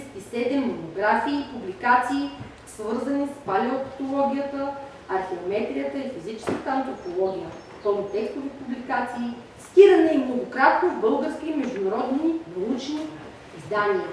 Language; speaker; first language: Bulgarian; native; Bulgarian